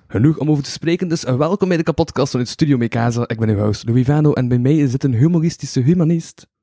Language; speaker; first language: Dutch; native; Dutch